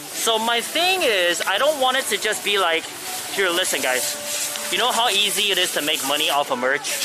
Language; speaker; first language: English; early bilingual, other home language; Chinese